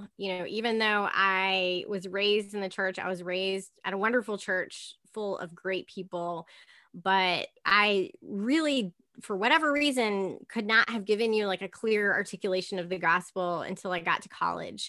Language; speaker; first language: English; native; English